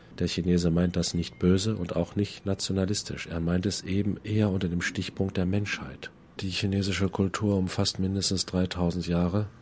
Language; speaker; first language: German; native; German